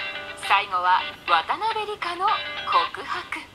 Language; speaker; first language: Japanese; native; Japanese